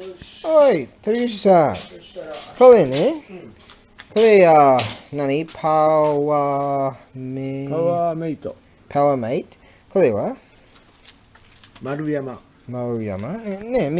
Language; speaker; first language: Japanese; non-native, learner; English